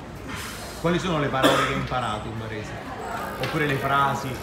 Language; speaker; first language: Italian; native; Italian